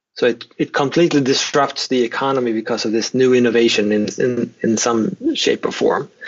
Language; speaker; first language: English; non-native, fluent; Swedish